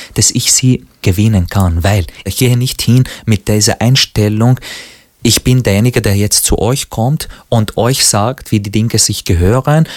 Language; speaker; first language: German; non-native, fluent; Arabic